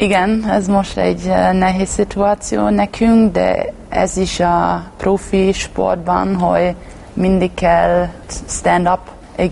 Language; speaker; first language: Hungarian; non-native, learner; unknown